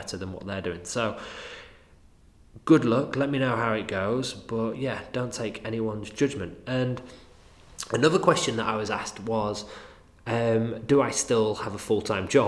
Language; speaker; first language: English; native; English